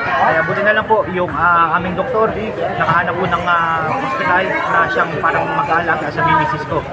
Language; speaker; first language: Filipino; native; Filipino